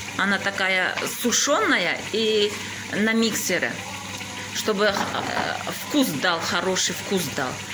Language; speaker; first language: Russian; non-native, local second language; Kazakh